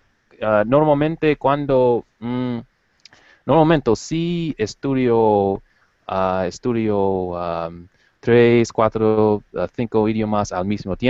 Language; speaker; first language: Spanish; non-native, learner; English